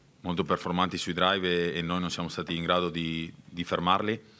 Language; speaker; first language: Italian; native; Italian